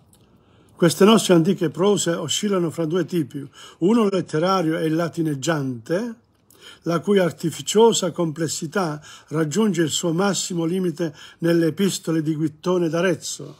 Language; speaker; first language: Italian; non-native, fluent; English